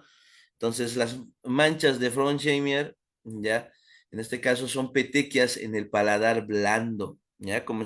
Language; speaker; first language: Spanish; native; Spanish